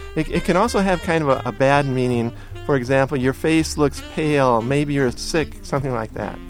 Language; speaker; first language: English; native; English